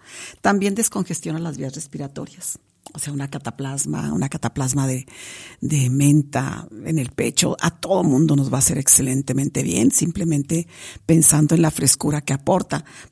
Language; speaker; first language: Spanish; native; Spanish